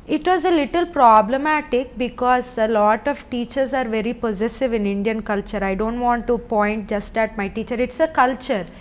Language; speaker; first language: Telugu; native; Telugu